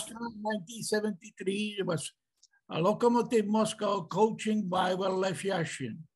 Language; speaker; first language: English; non-native, learner; Czech